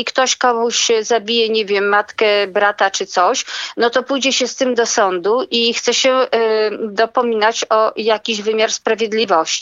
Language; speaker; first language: Polish; native; Polish